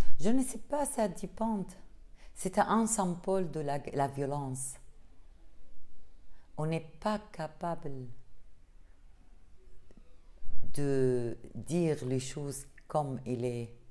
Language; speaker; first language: French; non-native, learner; Arabic